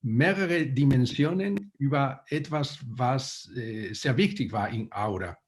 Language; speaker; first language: German; non-native, fluent; Spanish